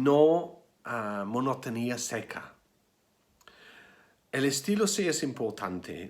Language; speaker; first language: Spanish; non-native, fluent; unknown